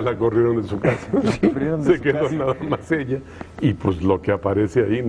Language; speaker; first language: Spanish; native; Spanish